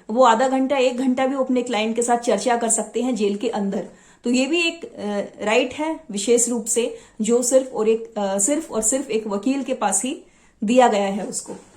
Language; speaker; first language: Hindi; non-native, local second language; Assamese